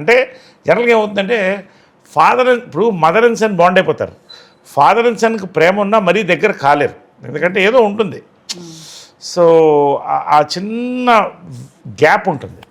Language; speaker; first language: Telugu; native; Telugu